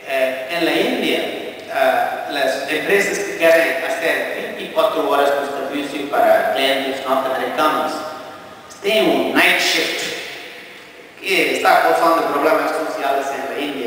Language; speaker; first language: Spanish; non-native, fluent; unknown